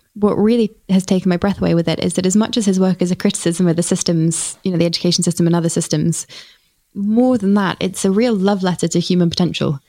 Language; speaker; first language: English; native; English